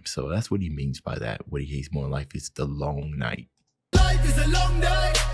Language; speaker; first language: English; native; English